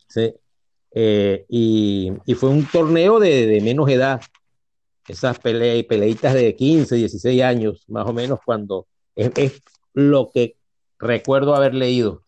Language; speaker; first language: Spanish; native; Spanish